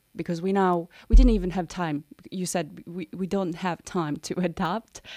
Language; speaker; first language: English; non-native, fluent; Romanian